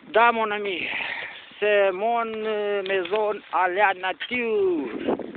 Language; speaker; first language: French; non-native, learner; Romanian